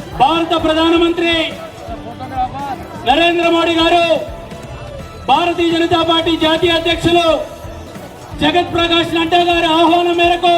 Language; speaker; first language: Telugu; native; Telugu